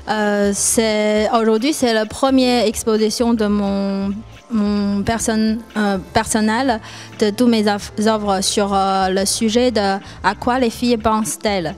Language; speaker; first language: French; non-native, fluent; Chinese